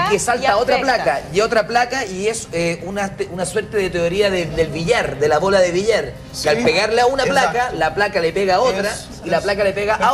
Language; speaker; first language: Spanish; native; Spanish